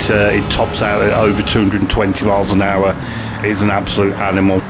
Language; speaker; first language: English; native; English